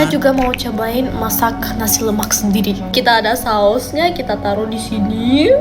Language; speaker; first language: Indonesian; non-native, fluent; German